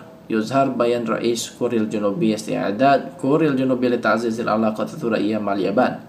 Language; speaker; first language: Arabic; non-native, fluent; Indonesian